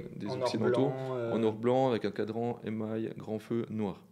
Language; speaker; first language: French; native; French